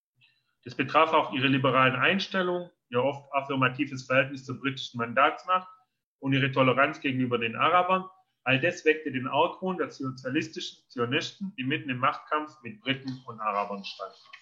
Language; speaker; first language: German; native; German